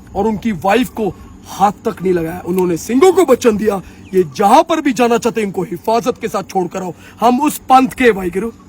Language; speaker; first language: Hindi; native; Hindi